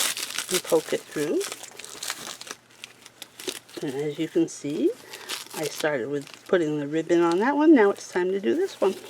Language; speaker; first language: English; native; English